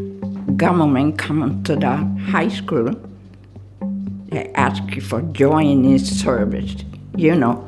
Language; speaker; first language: English; non-native, learner; Japanese